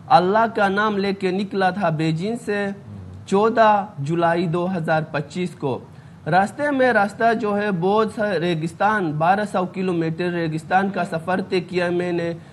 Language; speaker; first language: Urdu; non-native, local second language; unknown